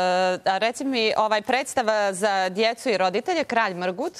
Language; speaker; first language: Serbian; native; Serbian